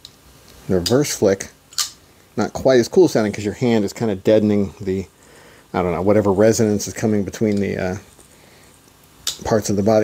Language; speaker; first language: English; native; English